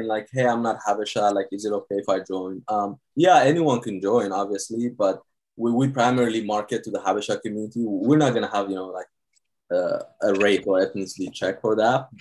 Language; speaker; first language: English; non-native, fluent; Tigrinya